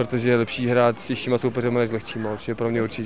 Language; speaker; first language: Czech; native; Czech